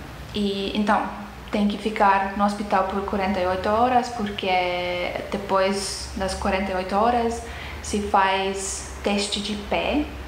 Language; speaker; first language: Portuguese; non-native, fluent; Estonian